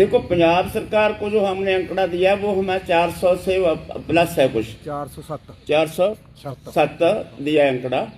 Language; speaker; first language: Hindi; non-native, local second language; Punjabi